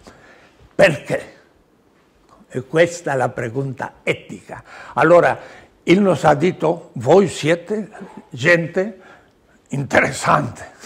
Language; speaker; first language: Italian; non-native, learner; Spanish